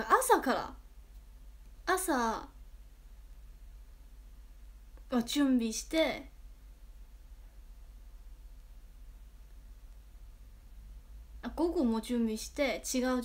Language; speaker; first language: Japanese; non-native, fluent; Chinese